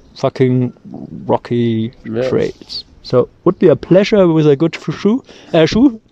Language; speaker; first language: English; non-native, learner; German